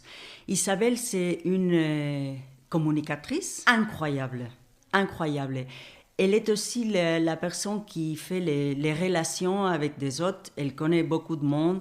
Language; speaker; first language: French; non-native, fluent; Spanish